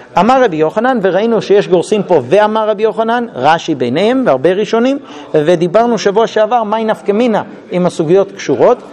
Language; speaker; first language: Hebrew; non-native, fluent; English